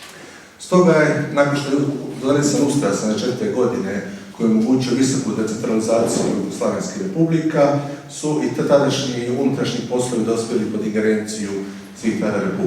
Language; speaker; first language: Croatian; native; Croatian